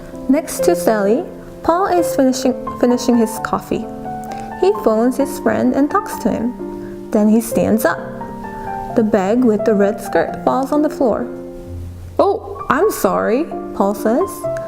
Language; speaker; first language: English; non-native, fluent; Korean